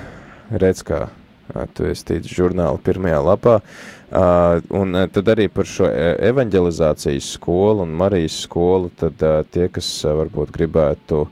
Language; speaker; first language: Latvian; native; Latvian